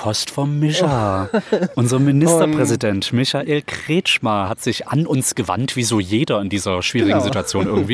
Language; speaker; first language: German; native; German